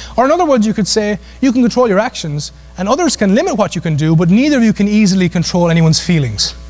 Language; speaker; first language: English; native; English